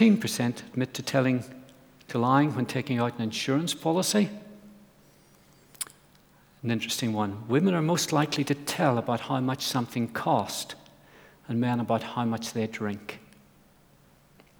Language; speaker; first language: English; native; English